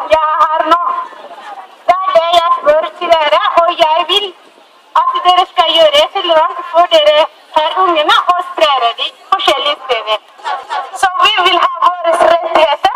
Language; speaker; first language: Norwegian; non-native, learner; Somali